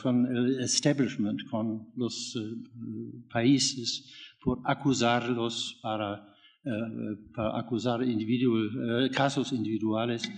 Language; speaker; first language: Spanish; non-native, learner; German